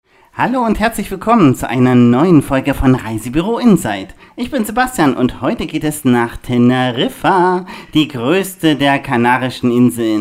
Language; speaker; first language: German; native; German